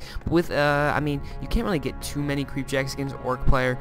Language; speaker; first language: English; native; English